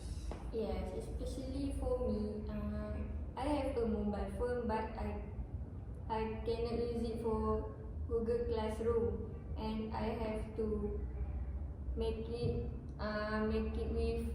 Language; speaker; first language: English; non-native, learner; Malay